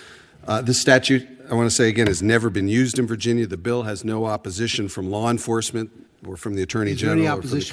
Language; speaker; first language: English; native; English